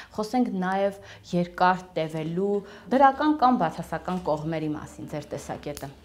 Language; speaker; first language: Armenian; native; Armenian